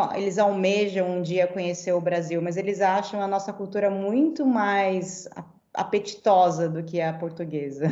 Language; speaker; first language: Portuguese; native; Portuguese